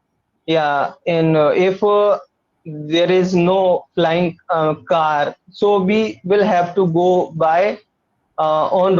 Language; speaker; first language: English; non-native, learner; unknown